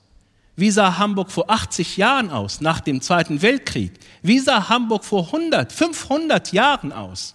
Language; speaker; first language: German; non-native, fluent; Arabic